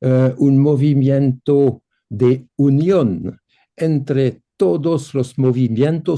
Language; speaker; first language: Spanish; non-native, fluent; French